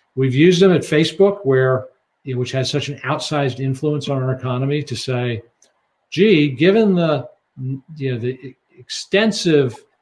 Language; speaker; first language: English; native; English